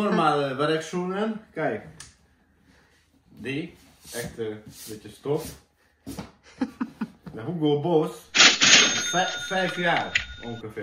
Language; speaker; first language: Dutch; non-native, learner; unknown